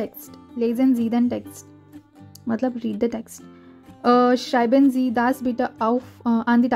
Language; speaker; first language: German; non-native, fluent; Hindi